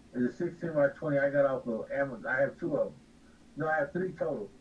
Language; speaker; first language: English; native; English